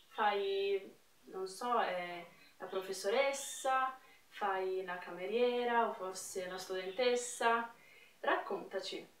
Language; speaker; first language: Italian; non-native, fluent; Portuguese